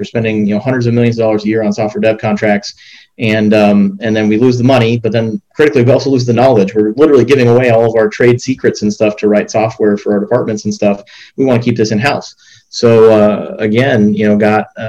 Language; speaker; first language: English; native; English